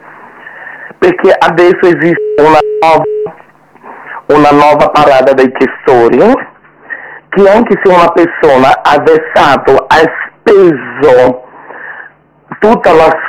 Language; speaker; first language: Italian; non-native, fluent; Portuguese